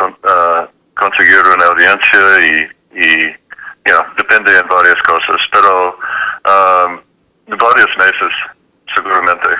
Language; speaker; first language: Spanish; non-native, fluent; English